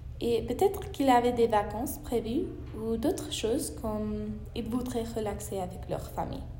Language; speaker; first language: French; non-native, learner; English